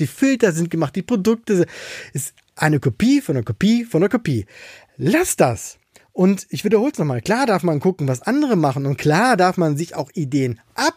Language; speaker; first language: German; native; German